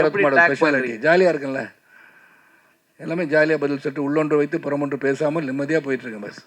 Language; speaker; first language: Tamil; native; Tamil